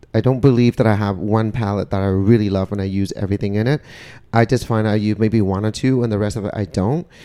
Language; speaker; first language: English; non-native, fluent; Vietnamese